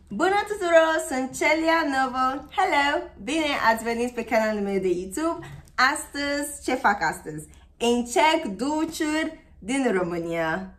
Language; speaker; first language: Romanian; non-native, learner; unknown